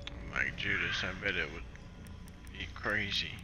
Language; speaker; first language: English; native; English